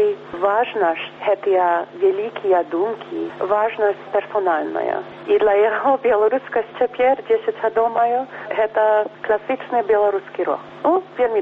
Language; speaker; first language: Belarusian; early bilingual, heritage; Belarusian